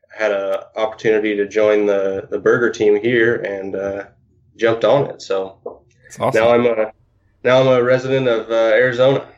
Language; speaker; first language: English; native; English